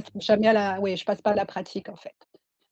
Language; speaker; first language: French; native; French